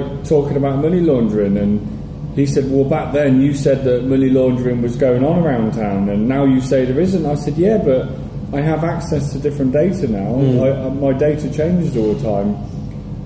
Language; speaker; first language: English; native; English